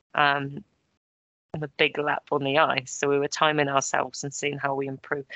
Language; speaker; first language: English; early bilingual, other home language; Polish